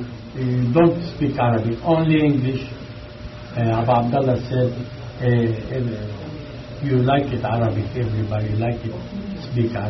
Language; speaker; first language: English; non-native, learner; Arabic